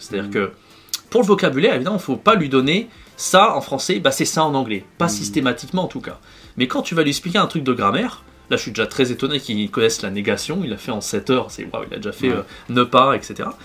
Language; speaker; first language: French; native; French